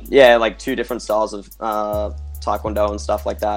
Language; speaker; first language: English; native; English